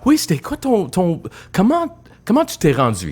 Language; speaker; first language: French; non-native, local second language; English